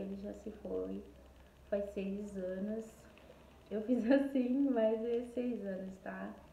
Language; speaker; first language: Portuguese; non-native, fluent; Haitian Creole